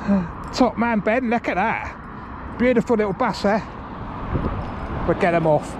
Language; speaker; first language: English; native; English